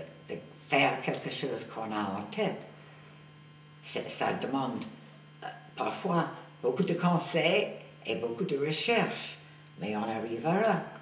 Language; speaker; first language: French; non-native, fluent; English